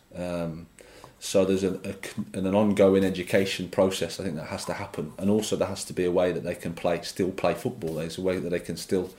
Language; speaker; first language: English; native; English